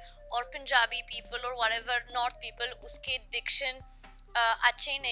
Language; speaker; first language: Hindi; non-native, learner; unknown